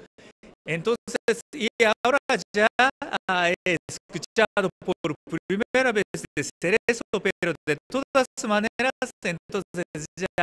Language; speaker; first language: Spanish; non-native, learner; Japanese